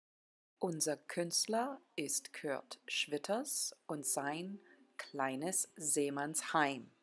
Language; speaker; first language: German; non-native, learner; English